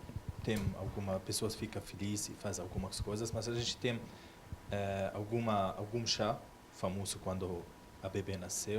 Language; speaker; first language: Portuguese; non-native, learner; Arabic